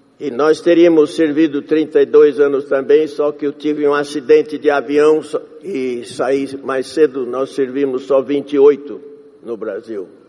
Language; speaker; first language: Portuguese; non-native, fluent; English